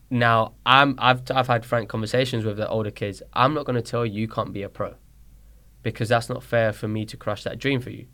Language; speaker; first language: English; early bilingual, other home language; Spanish